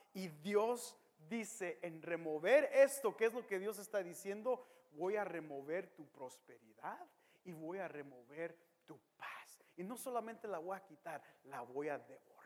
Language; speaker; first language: Spanish; early bilingual, heritage; Spanish